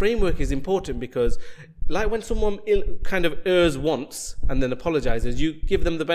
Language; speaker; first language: English; native; English